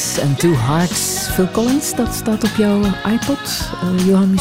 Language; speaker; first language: Dutch; native; Dutch